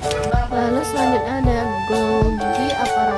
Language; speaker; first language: Indonesian; native; Indonesian